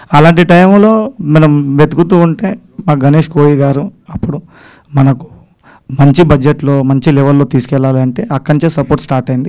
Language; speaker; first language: Telugu; native; Telugu